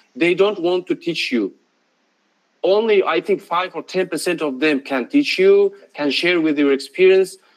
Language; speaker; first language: English; non-native, fluent; Russian